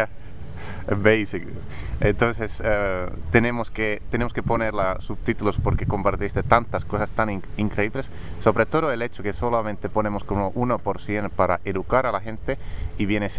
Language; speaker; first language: Spanish; non-native, fluent; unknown